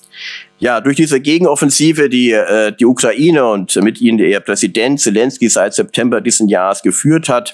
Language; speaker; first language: German; native; German